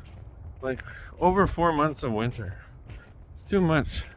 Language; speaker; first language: English; native; English